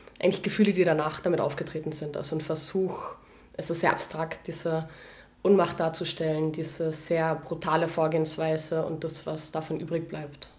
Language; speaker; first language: German; native; German